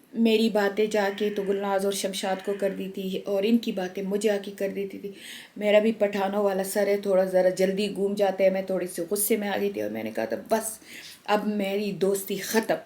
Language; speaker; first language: Urdu; non-native, local second language; Pashto